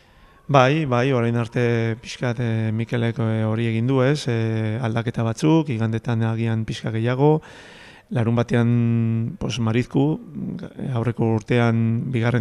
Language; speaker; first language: Basque; native; Basque